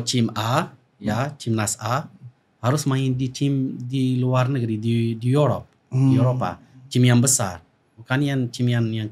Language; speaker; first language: Indonesian; non-native, fluent; Arabic